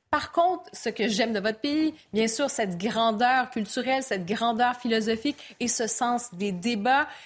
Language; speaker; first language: French; native; French